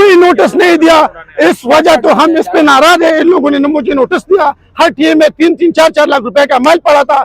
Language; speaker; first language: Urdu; non-native, local second language; Pashto